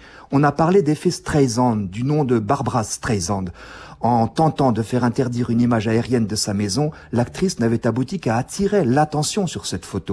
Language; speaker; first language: French; native; French